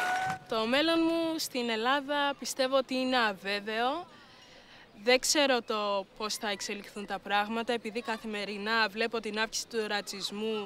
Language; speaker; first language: Greek; non-native, fluent; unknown